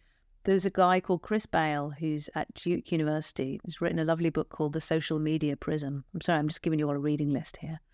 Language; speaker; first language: English; native; English